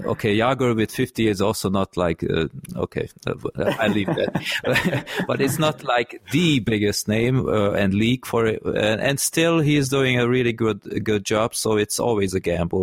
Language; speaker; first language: English; non-native, fluent; Hungarian